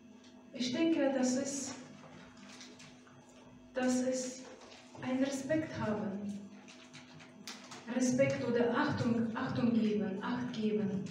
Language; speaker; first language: German; non-native, fluent; Russian